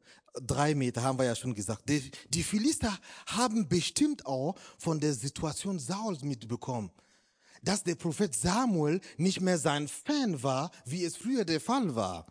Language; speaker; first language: German; non-native, fluent; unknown